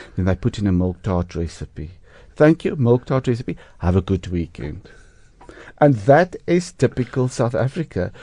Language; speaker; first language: English; non-native, local second language; Afrikaans